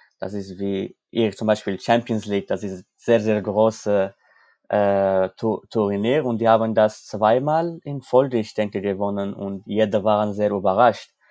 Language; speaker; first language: German; non-native, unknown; Armenian